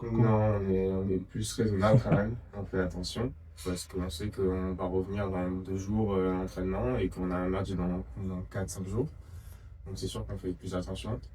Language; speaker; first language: French; native; French